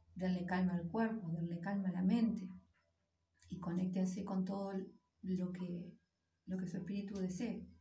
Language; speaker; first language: Spanish; native; Spanish